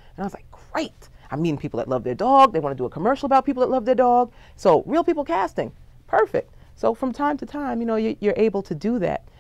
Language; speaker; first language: English; native; English